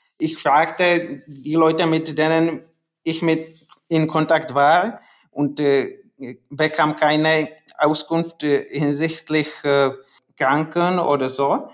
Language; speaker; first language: German; non-native, learner; Czech